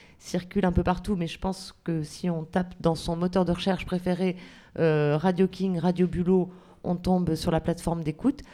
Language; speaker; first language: French; native; French